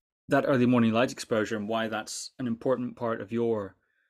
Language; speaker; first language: English; native; English